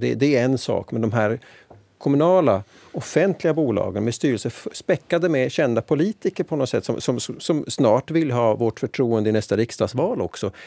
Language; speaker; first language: Swedish; native; Swedish